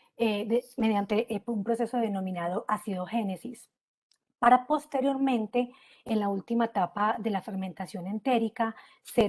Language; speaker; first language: Spanish; native; Spanish